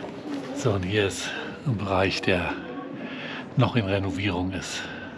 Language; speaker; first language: German; native; German